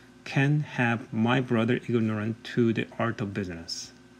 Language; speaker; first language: English; non-native, fluent; Korean